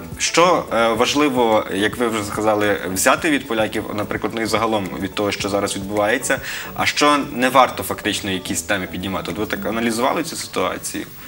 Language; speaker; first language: Ukrainian; native; Ukrainian